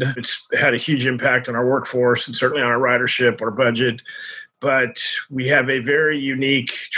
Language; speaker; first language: English; native; English